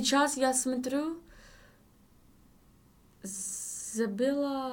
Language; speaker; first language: Russian; non-native, learner; English